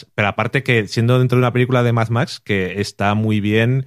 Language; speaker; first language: Spanish; native; Spanish